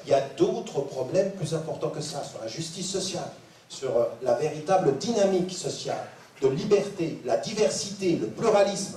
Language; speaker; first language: French; native; French